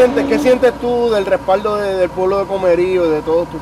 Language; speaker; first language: Spanish; native; Spanish